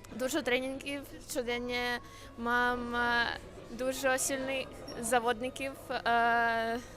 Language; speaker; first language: Polish; non-native, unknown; Ukrainian